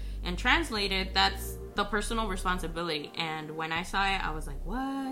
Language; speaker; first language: English; early bilingual, other home language; Spanish